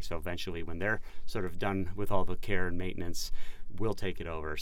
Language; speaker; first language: English; native; English